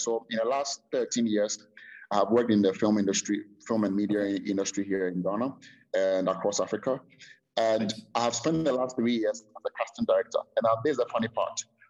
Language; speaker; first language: English; non-native, local second language; Akan